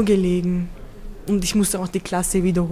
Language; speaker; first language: German; early bilingual, other home language; Turkish